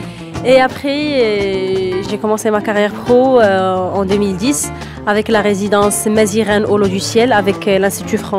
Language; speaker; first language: French; non-native, local second language; Arabic